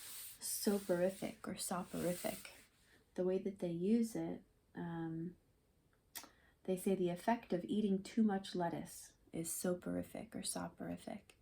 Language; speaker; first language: English; native; English